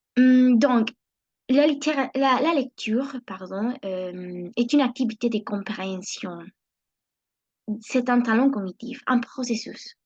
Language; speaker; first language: French; non-native, learner; Spanish